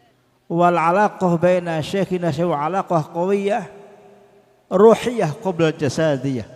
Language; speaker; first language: Arabic; non-native, fluent; Indonesian